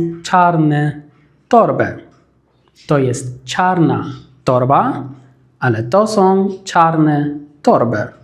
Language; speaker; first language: Polish; non-native, fluent; Arabic